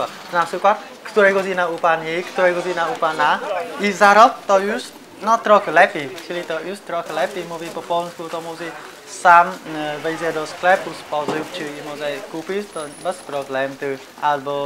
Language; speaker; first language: Polish; non-native, learner; Vietnamese